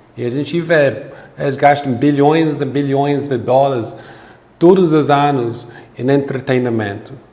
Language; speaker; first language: Portuguese; non-native, fluent; English